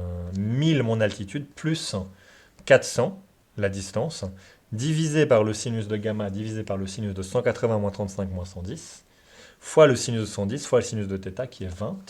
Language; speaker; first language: French; native; French